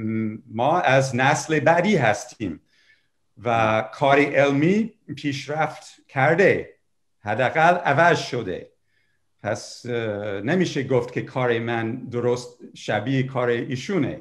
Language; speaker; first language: Persian; non-native, fluent; English